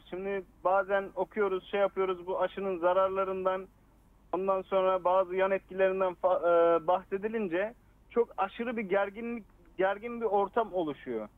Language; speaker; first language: Turkish; native; Turkish